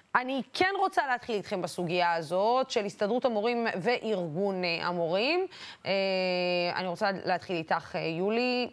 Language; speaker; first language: Hebrew; non-native, local second language; Arabic